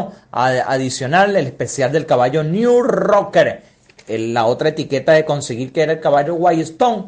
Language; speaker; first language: Spanish; native; Spanish